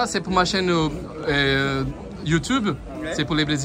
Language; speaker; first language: French; non-native, fluent; Portuguese